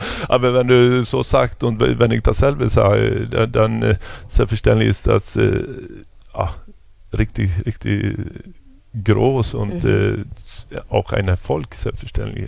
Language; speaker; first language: German; non-native, fluent; Swedish